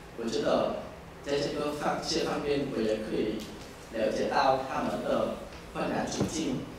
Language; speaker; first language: Chinese; non-native, fluent; Vietnamese